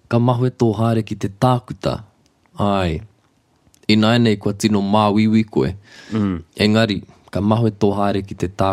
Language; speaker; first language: Māori; non-native, local second language; English